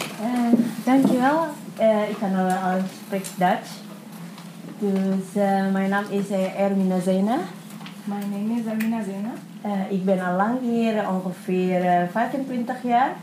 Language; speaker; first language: Dutch; non-native, learner; Indonesian